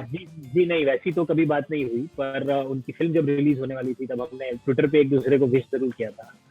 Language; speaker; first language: Hindi; non-native, local second language; Gujarati